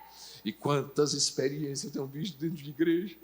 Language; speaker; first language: Portuguese; native; Portuguese